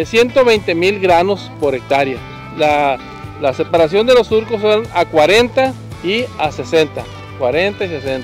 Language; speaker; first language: Spanish; native; Spanish